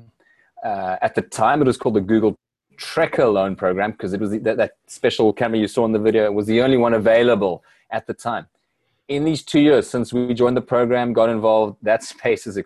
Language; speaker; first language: English; native; English